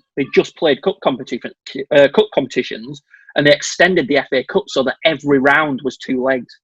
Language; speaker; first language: English; native; English